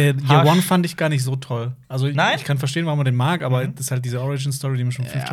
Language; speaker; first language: German; native; German